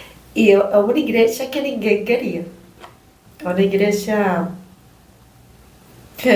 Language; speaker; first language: Portuguese; non-native, learner; Spanish